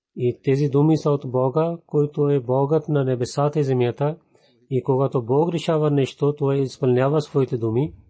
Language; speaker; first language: Bulgarian; non-native, fluent; Urdu